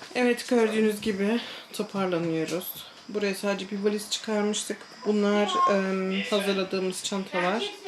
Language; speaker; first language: Turkish; early bilingual, heritage; Turkish